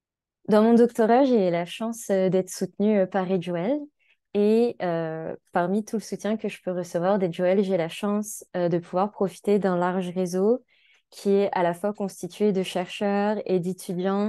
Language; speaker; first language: French; native; French